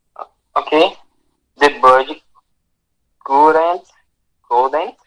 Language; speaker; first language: English; non-native, learner; Portuguese